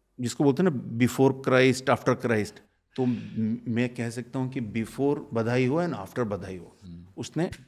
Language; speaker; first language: Hindi; native; Hindi